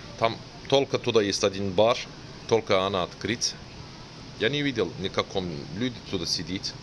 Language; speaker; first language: Russian; non-native, learner; Turkish